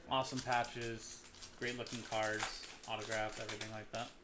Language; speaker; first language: English; native; English